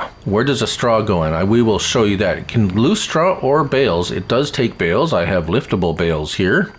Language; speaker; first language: English; native; English